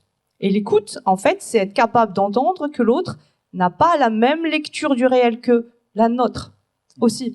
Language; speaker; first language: French; native; French